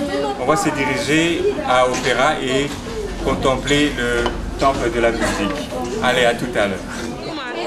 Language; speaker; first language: French; native; French